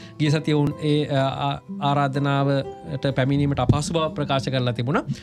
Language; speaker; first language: Sinhala; native; Sinhala